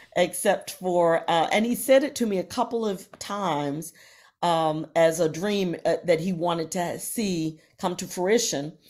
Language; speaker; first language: English; native; English